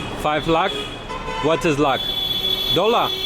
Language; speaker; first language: English; non-native, learner; Russian